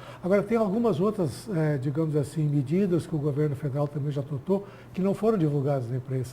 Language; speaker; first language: Portuguese; native; Portuguese